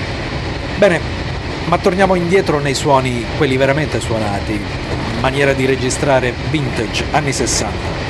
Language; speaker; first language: Italian; native; Italian